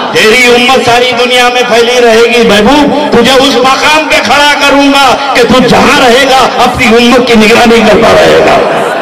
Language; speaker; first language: Hindi; non-native, local second language; Urdu